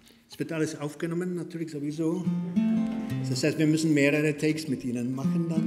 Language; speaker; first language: German; native; German